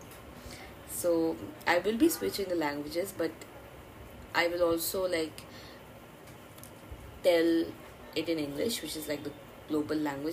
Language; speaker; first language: English; non-native, local second language; Bangla